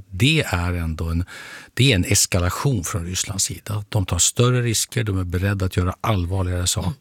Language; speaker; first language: Swedish; native; Swedish